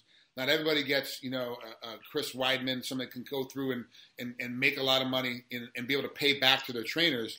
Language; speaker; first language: English; native; English